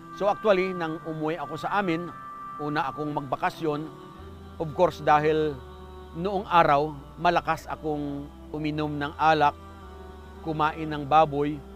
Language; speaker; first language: Filipino; non-native, local second language; Hiligaynon